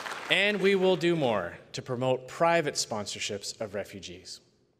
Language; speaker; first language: English; native; English